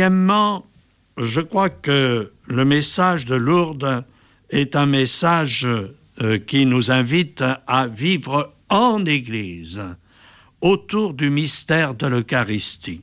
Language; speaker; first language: French; native; French